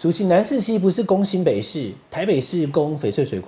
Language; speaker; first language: Chinese; native; Chinese